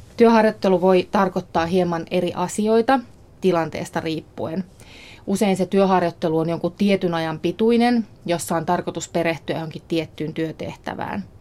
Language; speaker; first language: Finnish; native; Finnish